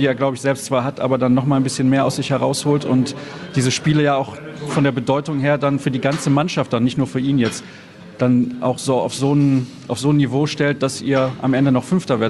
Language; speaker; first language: German; native; German